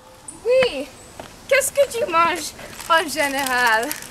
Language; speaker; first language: French; non-native, learner; English